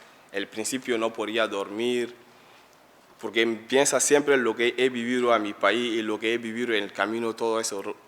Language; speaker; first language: Spanish; non-native, learner; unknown